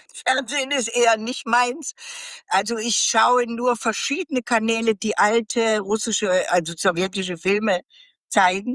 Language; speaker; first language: German; native; German